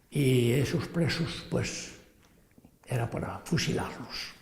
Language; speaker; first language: Spanish; non-native, local second language; Galician